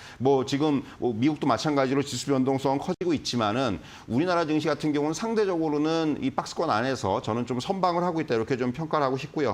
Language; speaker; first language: Korean; native; Korean